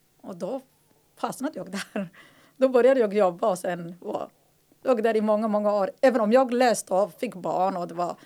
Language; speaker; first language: Swedish; non-native, fluent; Somali